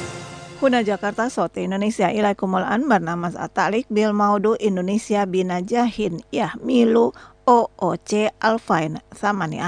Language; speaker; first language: Arabic; non-native, fluent; Indonesian